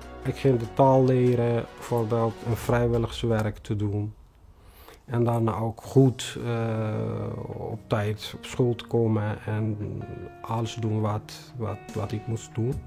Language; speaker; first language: Dutch; non-native, fluent; Tigrinya